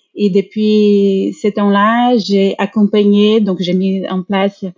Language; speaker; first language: French; non-native, fluent; Portuguese